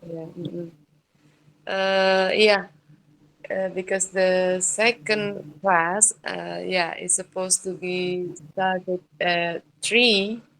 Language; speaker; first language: English; non-native, learner; Indonesian